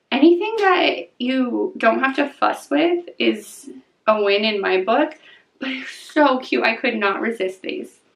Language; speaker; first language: English; native; English